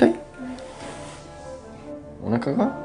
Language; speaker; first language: Japanese; native; Japanese